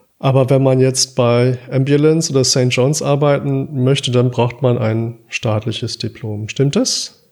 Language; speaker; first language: German; native; German